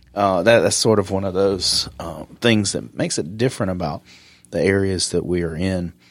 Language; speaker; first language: English; native; English